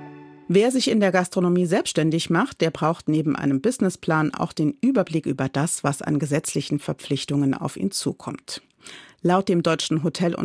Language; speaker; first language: German; native; German